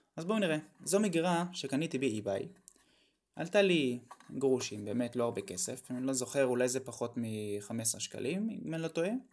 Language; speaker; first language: Hebrew; native; Hebrew